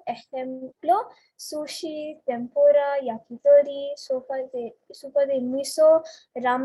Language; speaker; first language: Spanish; non-native, learner; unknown